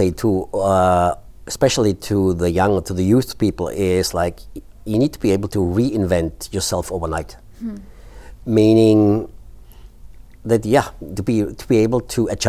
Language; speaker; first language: English; non-native, fluent; German